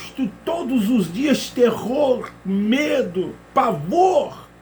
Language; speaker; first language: Portuguese; native; Portuguese